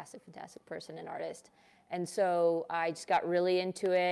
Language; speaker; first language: English; early bilingual, other home language; Hindi